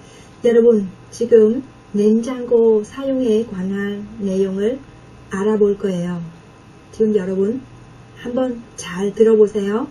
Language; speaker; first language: Korean; non-native, fluent; Vietnamese